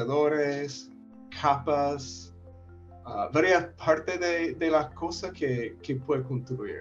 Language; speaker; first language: Spanish; non-native, fluent; English